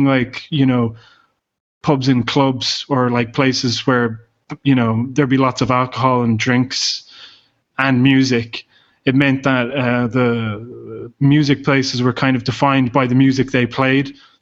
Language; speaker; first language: English; native; English